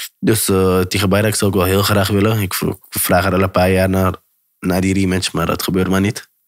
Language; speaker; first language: Dutch; native; Dutch